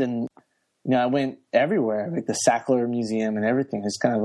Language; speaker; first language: English; native; English